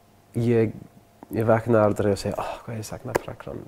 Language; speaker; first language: Icelandic; non-native, learner; French